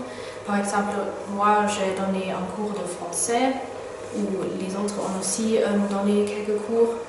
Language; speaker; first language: French; non-native, fluent; German